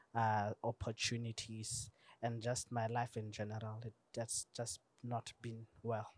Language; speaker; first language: English; non-native, local second language; Tswana